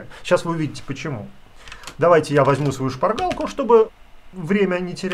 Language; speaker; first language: Russian; native; Russian